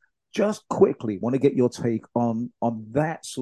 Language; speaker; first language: English; native; English